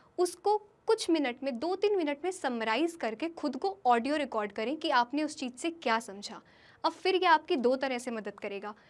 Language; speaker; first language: Hindi; native; Hindi